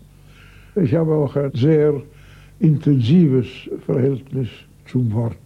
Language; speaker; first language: German; native; German